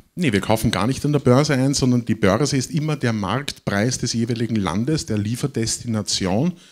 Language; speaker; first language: German; native; German